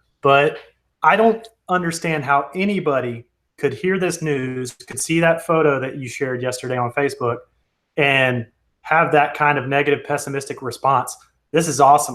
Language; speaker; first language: English; native; English